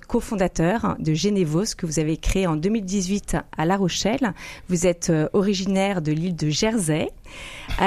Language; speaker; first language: French; native; French